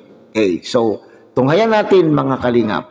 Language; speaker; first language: Filipino; native; Filipino